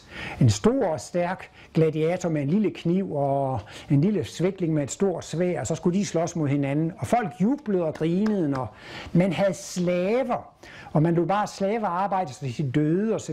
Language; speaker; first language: Danish; native; Danish